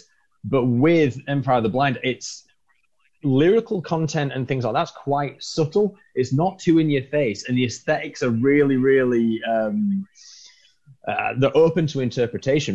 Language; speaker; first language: English; native; English